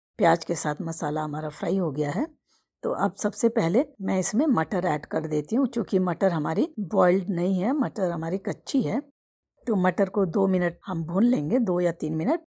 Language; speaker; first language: Hindi; native; Hindi